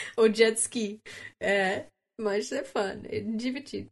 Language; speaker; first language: Portuguese; non-native, learner; English